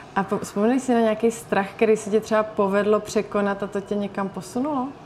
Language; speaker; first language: Czech; native; Czech